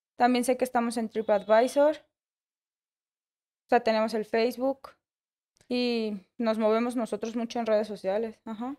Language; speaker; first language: Spanish; native; Spanish